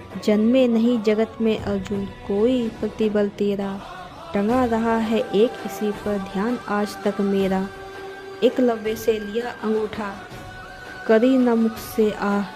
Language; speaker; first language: Hindi; native; Hindi